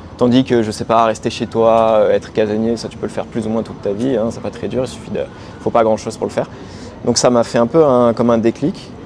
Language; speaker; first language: French; native; French